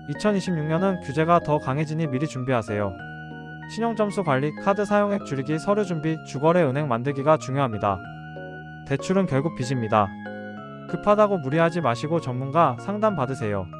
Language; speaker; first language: Korean; native; Korean